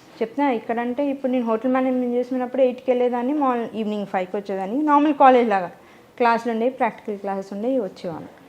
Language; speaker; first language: Telugu; native; Telugu